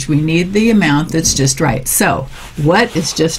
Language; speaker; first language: English; native; English